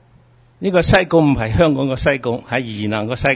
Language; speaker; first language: Cantonese; early bilingual, heritage; Cantonese